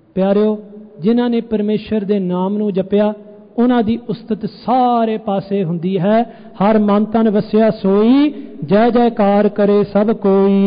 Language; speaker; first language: Punjabi; early bilingual, heritage; Punjabi